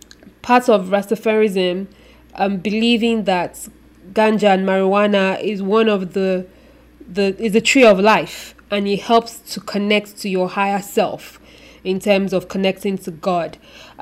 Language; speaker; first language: English; non-native, local second language; Yoruba